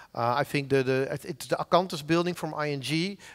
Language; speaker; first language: English; non-native, fluent; Dutch